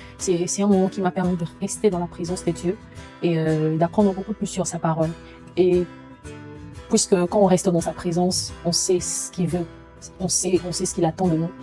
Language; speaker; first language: French; non-native, local second language; Lingala